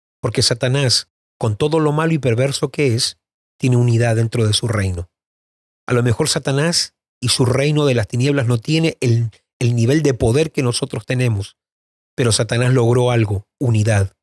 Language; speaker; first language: Spanish; native; Spanish